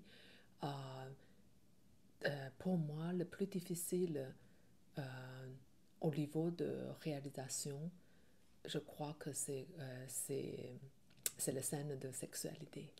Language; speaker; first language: French; non-native, learner; Chinese